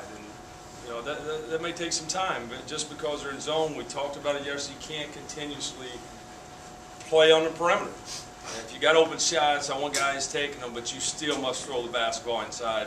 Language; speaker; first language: English; native; English